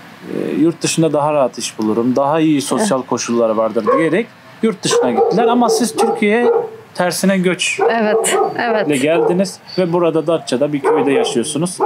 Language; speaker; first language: Turkish; native; Turkish